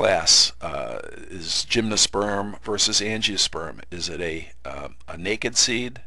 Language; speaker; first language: English; native; English